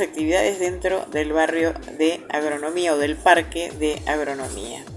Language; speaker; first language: Spanish; native; Spanish